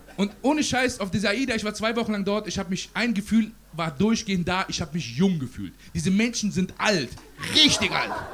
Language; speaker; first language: German; early bilingual, other home language; Persian